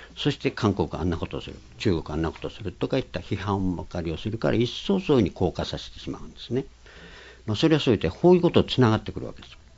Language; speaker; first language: Japanese; native; Japanese